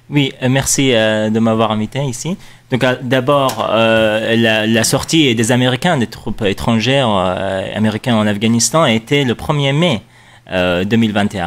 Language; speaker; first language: French; non-native, fluent; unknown